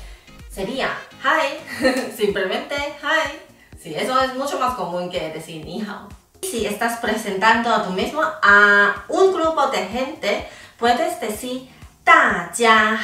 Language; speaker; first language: Spanish; non-native, fluent; Chinese